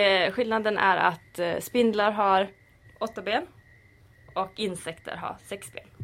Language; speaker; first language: Swedish; native; Swedish